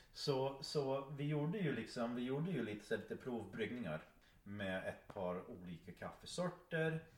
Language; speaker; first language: Swedish; non-native, fluent; English